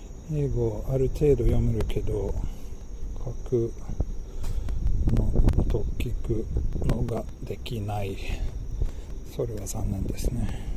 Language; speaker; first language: Japanese; non-native, learner; Swedish